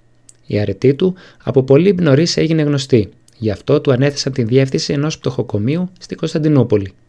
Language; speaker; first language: Greek; native; Greek